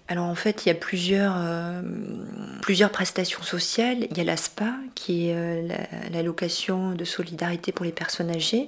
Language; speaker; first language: French; native; French